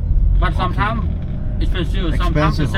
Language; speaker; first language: English; non-native, learner; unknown